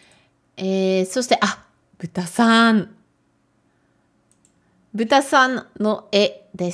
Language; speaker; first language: Japanese; non-native, fluent; French